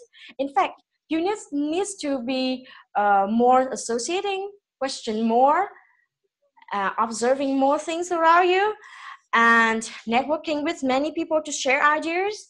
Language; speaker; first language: English; non-native, fluent; Vietnamese